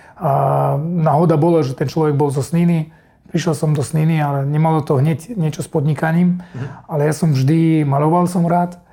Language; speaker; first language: Slovak; non-native, fluent; Russian